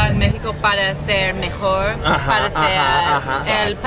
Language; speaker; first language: Spanish; non-native, learner; English